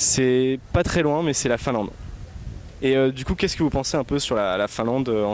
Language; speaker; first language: French; native; French